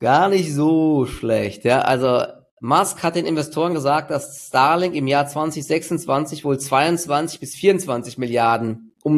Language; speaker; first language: German; native; German